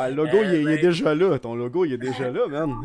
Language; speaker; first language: French; native; French